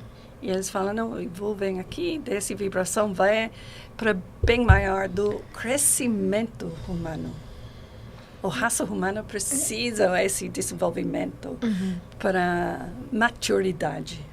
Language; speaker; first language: Portuguese; non-native, learner; English